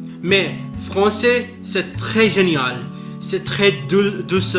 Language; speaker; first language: French; non-native, learner; Urdu